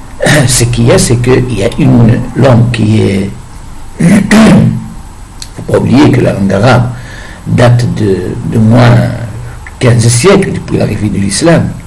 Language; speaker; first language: French; non-native, fluent; Arabic